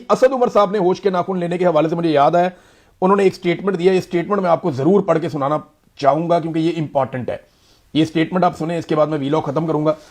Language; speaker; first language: Urdu; native; Urdu